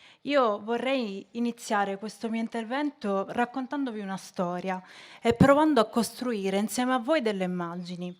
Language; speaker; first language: Italian; native; Italian